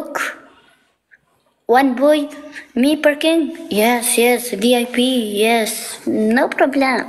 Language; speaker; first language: English; non-native, learner; Albanian